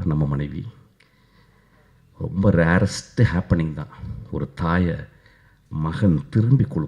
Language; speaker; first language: Tamil; native; Tamil